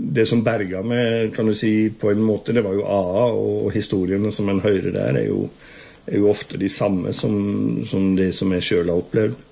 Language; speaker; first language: Norwegian; native; Norwegian